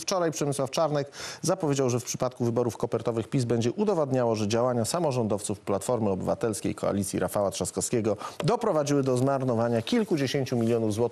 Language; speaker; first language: Polish; native; Polish